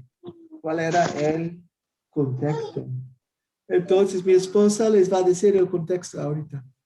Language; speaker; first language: Spanish; non-native, fluent; English